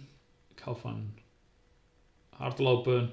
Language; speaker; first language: Dutch; non-native, learner; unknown